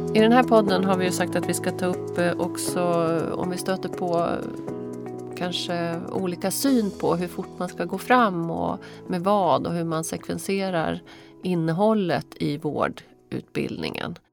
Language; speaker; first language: Swedish; native; Swedish